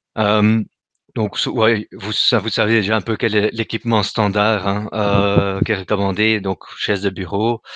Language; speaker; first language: French; native; French